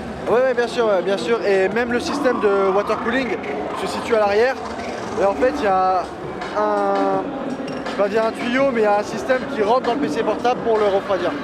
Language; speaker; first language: French; native; French